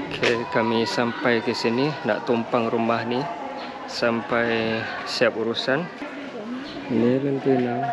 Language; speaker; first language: Malay; non-native, fluent; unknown